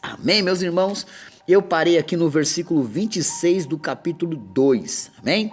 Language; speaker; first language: Portuguese; native; Portuguese